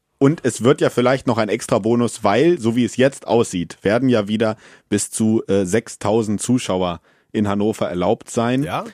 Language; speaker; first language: German; native; German